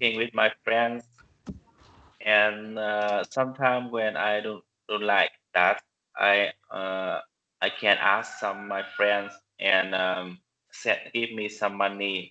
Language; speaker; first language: English; non-native, learner; Vietnamese